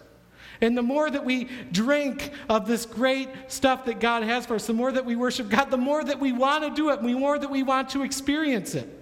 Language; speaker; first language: English; native; English